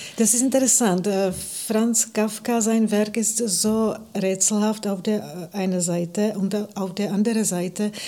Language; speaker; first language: German; non-native, fluent; Czech